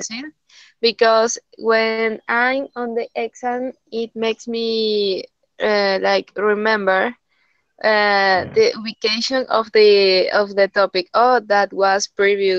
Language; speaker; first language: English; non-native, learner; Spanish